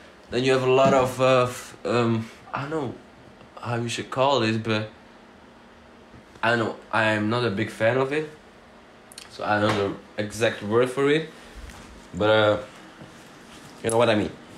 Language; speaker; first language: English; non-native, fluent; Slovak